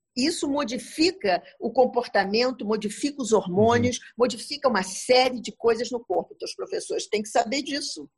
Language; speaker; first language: Portuguese; native; Portuguese